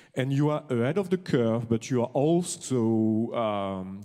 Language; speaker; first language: English; non-native, fluent; French